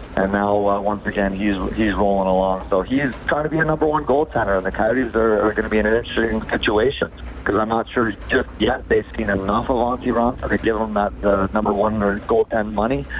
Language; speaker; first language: English; native; English